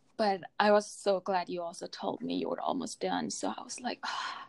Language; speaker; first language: English; non-native, fluent; Mongolian